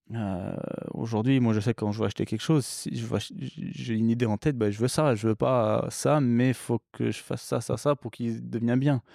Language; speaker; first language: French; early bilingual, other home language; English